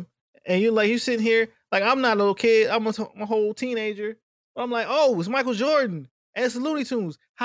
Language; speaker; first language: English; native; English